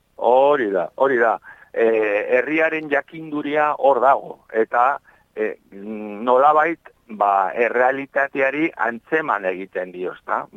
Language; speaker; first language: Basque; native; Basque